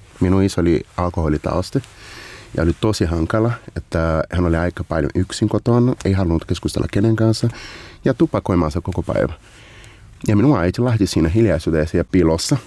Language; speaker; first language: Finnish; non-native, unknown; Portuguese